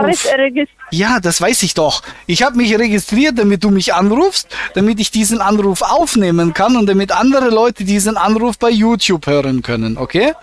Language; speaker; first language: German; native; German